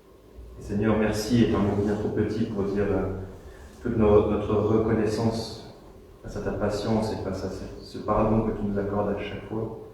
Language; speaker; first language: French; native; French